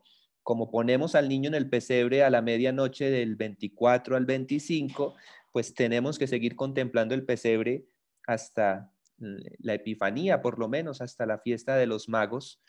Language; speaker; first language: Spanish; native; Spanish